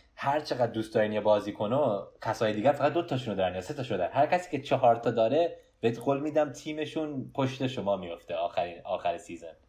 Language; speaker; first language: Persian; early bilingual, heritage; Persian